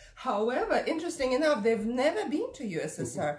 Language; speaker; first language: English; non-native, fluent; Russian